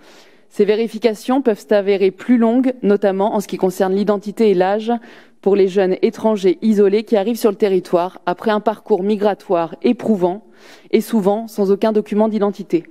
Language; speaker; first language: French; native; French